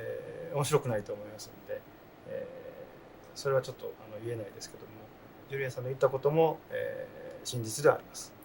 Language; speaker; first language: Japanese; native; Japanese